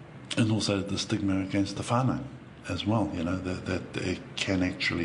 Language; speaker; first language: English; native; English